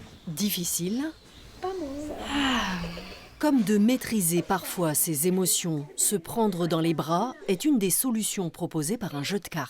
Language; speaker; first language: French; native; French